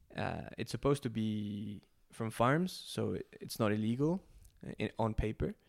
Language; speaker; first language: English; non-native, fluent; Spanish